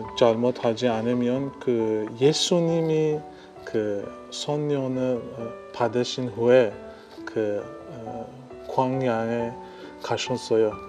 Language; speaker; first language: Korean; non-native, fluent; Persian